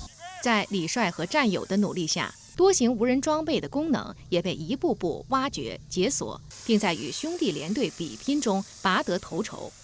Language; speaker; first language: Chinese; native; Chinese